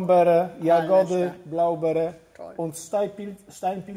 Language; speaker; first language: German; non-native, learner; Polish